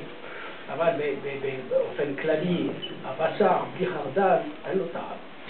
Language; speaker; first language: Hebrew; non-native, learner; French